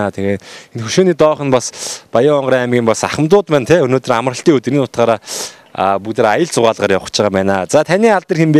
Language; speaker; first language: Mongolian; native; Mongolian